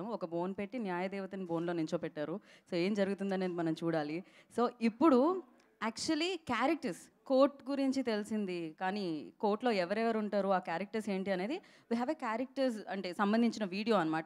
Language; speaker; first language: Telugu; native; Telugu